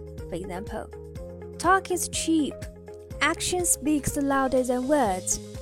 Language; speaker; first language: English; non-native, fluent; Chinese